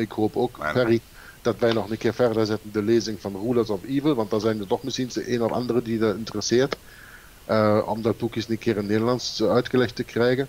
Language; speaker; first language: Dutch; non-native, fluent; German